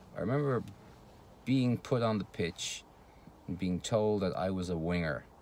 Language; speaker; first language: English; native; English